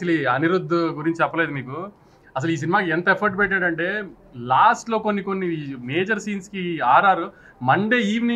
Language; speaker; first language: Telugu; native; Telugu